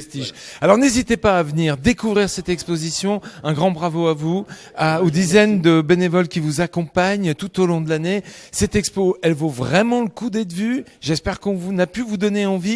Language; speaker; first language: French; native; French